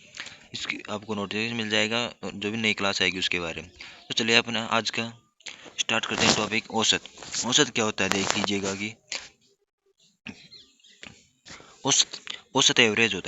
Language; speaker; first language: Hindi; native; Hindi